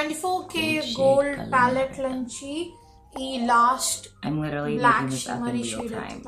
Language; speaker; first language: Telugu; native; Telugu